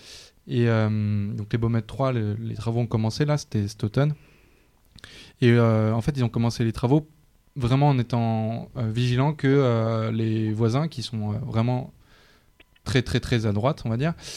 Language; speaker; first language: French; native; French